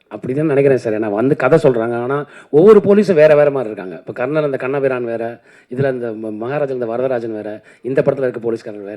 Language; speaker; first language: Tamil; native; Tamil